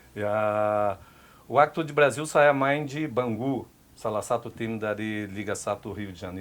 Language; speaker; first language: Indonesian; non-native, fluent; Portuguese